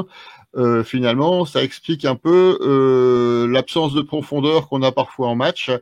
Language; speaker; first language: French; native; French